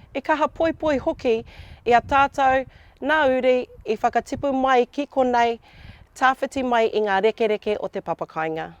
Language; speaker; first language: Māori; non-native, local second language; English